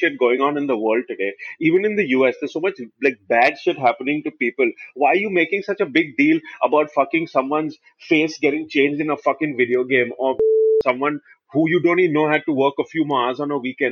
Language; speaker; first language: English; non-native, local second language; Hindi